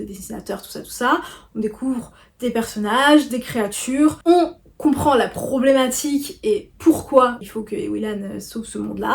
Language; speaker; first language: French; native; French